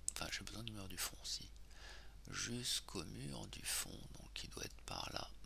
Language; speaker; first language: French; native; French